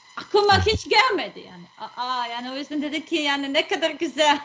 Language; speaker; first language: Turkish; non-native, learner; Serbian